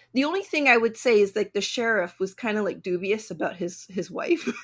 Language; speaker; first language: English; native; English